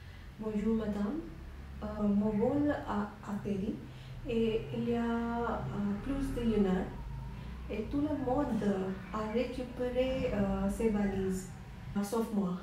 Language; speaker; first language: French; non-native, learner; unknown